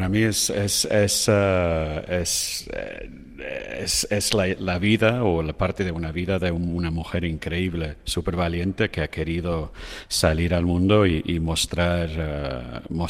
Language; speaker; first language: Spanish; non-native, fluent; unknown